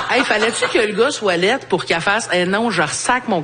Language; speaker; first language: French; native; French